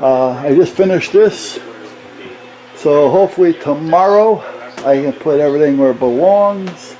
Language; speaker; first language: English; native; English